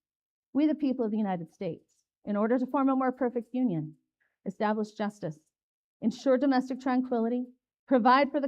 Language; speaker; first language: English; native; English